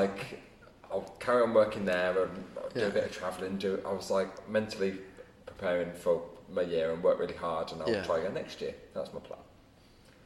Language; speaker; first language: English; native; English